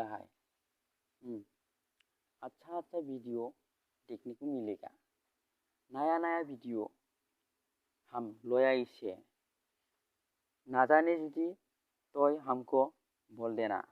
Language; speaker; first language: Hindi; non-native, local second language; Bodo